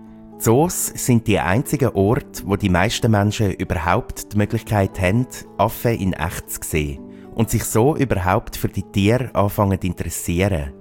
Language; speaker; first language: German; native; German